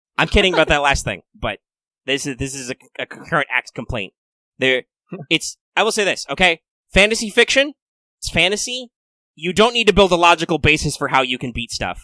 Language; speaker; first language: English; native; English